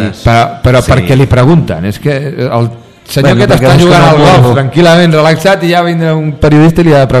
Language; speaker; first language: Catalan; native; Catalan